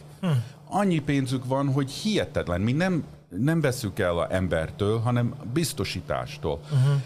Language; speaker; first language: Hungarian; early bilingual, heritage; Hungarian